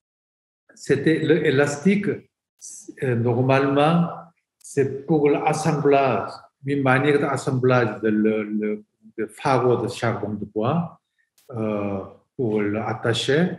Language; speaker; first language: French; non-native, fluent; Korean